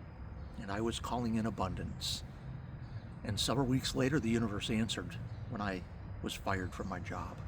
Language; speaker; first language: English; native; English